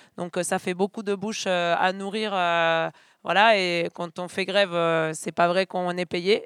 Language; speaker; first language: French; non-native, fluent; Spanish